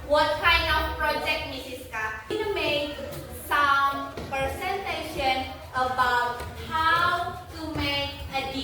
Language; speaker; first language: English; non-native, learner; Indonesian